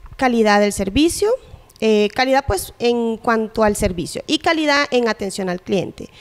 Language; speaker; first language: Spanish; native; Spanish